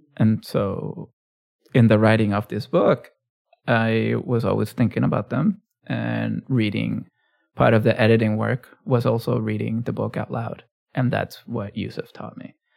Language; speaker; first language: English; early bilingual, other home language; Spanish